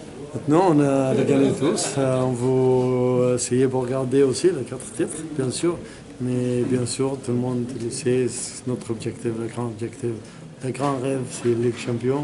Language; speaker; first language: French; non-native, fluent; Arabic